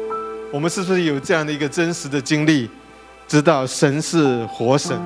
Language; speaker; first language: Chinese; native; Chinese